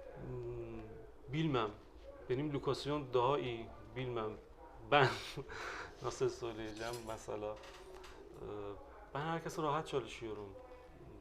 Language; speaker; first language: Turkish; non-native, learner; Persian